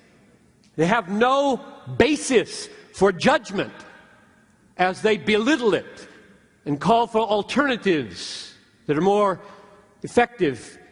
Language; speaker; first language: English; native; English